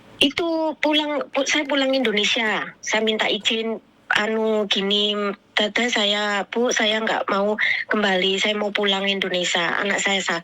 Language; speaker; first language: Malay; non-native, local second language; Javanese